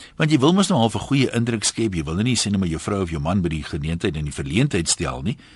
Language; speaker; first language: Afrikaans; native; Afrikaans